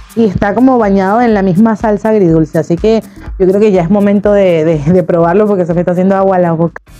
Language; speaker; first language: Spanish; native; Spanish